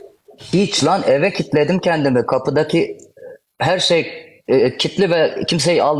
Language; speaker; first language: Turkish; native; Turkish